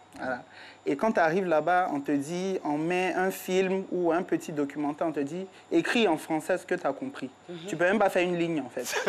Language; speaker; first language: French; native; French